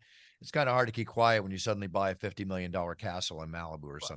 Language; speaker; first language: English; native; English